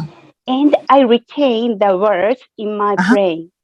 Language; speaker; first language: English; non-native, fluent; Japanese